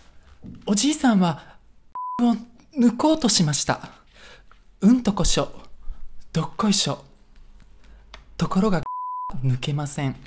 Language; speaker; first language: Japanese; early bilingual, other home language; Russian